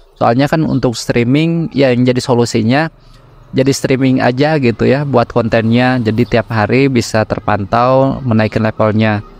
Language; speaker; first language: Indonesian; native; Indonesian